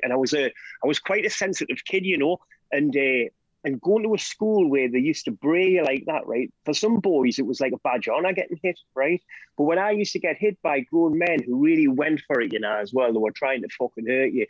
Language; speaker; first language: English; native; English